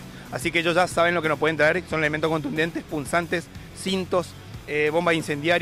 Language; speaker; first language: Spanish; native; Spanish